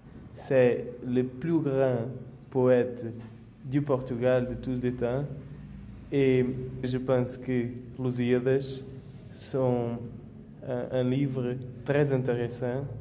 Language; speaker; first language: French; non-native, learner; Portuguese